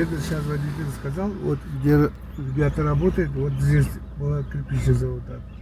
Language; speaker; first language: Russian; non-native, local second language; Uzbek